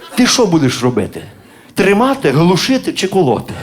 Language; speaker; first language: Ukrainian; native; Ukrainian